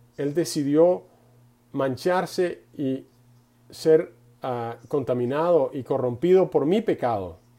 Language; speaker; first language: Spanish; non-native, fluent; English